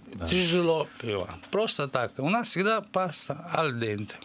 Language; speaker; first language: Russian; non-native, fluent; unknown